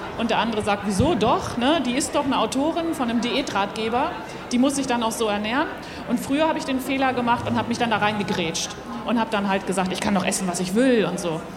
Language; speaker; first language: German; native; German